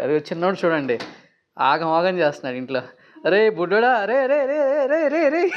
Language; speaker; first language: Telugu; native; Telugu